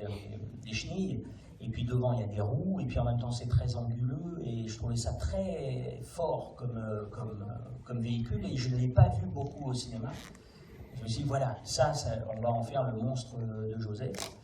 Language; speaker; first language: French; native; French